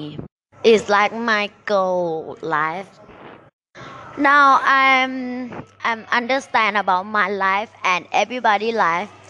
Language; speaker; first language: English; non-native, learner; Thai